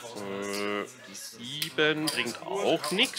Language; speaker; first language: German; native; German